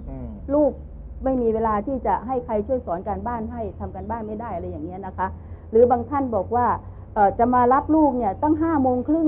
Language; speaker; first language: Thai; native; Thai